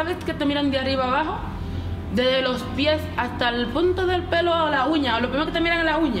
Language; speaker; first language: Spanish; non-native, fluent; Haitian Creole